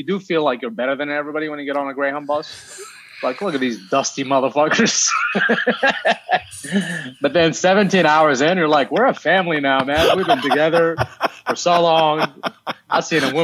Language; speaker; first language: English; early bilingual, other home language; Arabic